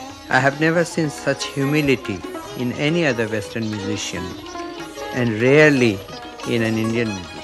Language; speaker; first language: English; non-native, local second language; Bangla